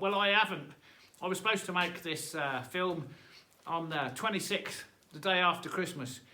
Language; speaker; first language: English; native; English